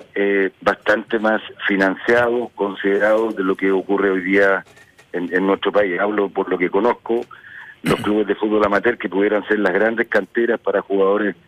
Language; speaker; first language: Spanish; native; Spanish